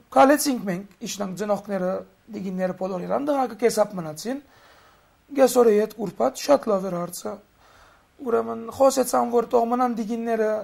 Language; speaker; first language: Armenian; early bilingual, heritage; Armenian